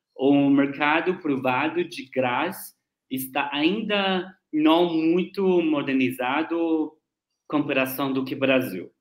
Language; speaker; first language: Portuguese; non-native, learner; Chinese